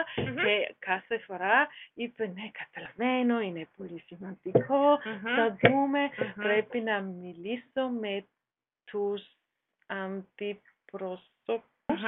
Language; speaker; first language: Greek; non-native, learner; German